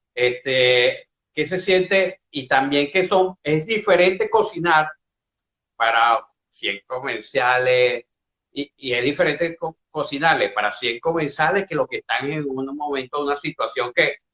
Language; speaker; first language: Spanish; native; Spanish